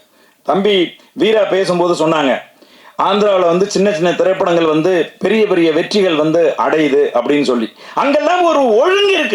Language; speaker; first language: Tamil; native; Tamil